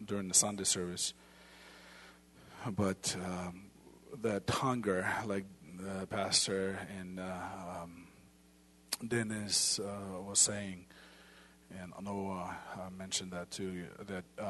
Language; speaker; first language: English; non-native, fluent; Ukrainian